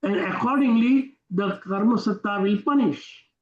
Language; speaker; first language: English; non-native, local second language; Gujarati